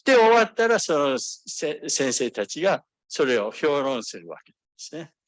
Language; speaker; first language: Japanese; early bilingual, other home language; English